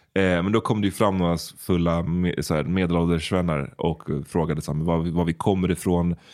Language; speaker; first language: Swedish; early bilingual, other home language; Bosnian